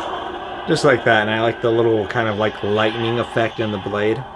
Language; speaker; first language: English; native; English